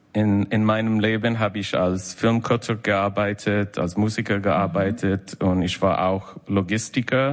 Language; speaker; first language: German; non-native, fluent; English